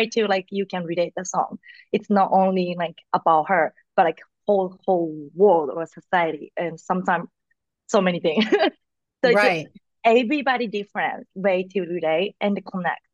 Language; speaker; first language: English; non-native, learner; Japanese